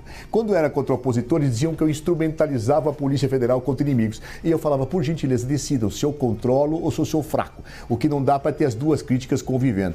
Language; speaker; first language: Portuguese; native; Portuguese